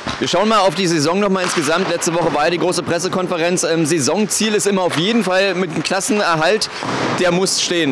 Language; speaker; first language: German; native; German